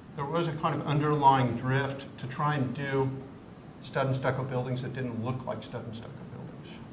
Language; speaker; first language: English; native; English